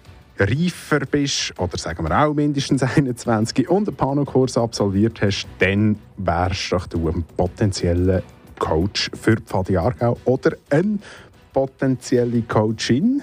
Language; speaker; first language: German; native; German